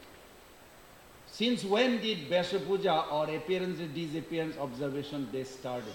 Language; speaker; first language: English; non-native, local second language; Bangla